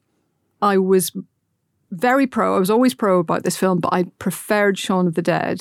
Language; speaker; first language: English; native; English